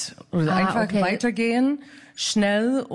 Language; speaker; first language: German; non-native, fluent; English